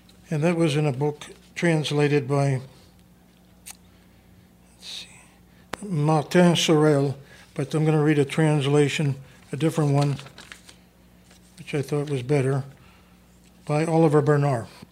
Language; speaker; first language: English; native; English